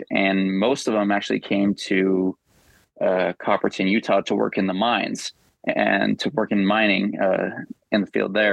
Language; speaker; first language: English; native; English